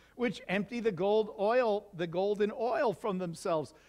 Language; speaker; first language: English; native; English